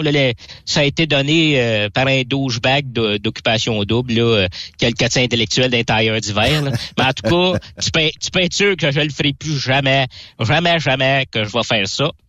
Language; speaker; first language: French; native; French